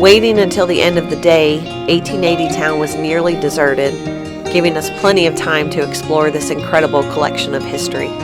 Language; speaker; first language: English; native; English